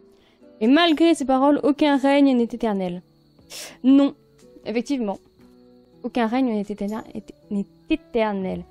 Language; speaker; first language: French; native; French